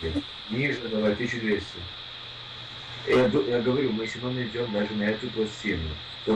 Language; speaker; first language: Russian; non-native, local second language; Lithuanian